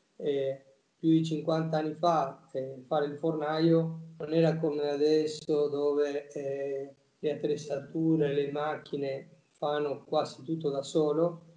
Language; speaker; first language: Italian; non-native, fluent; Spanish